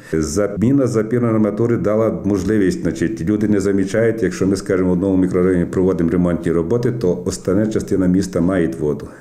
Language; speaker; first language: Ukrainian; native; Ukrainian